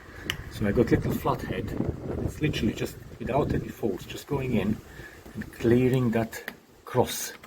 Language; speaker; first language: English; non-native, fluent; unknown